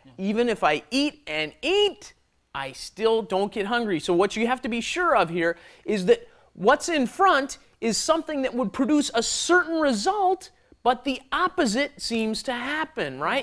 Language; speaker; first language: English; native; English